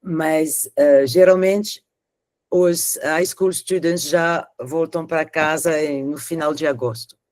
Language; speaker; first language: Portuguese; non-native, fluent; French